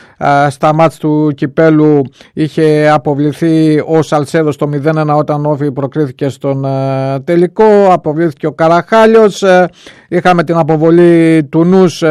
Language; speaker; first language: Greek; native; Greek